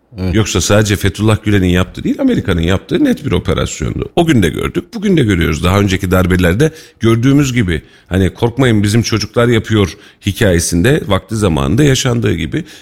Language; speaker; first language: Turkish; native; Turkish